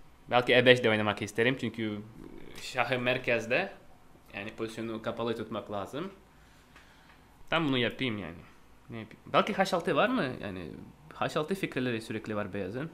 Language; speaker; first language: Turkish; non-native, fluent; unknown